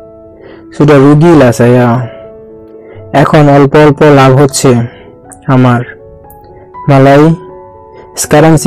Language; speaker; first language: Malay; non-native, learner; Bangla